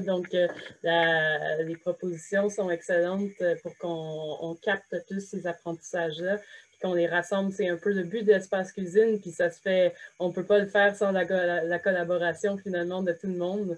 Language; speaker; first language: French; native; French